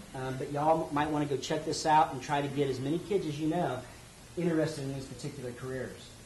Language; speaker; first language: English; native; English